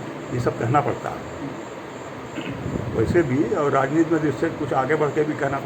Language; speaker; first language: Hindi; native; Hindi